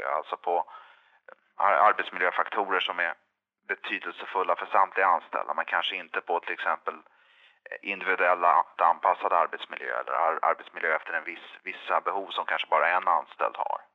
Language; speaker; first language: Swedish; native; Swedish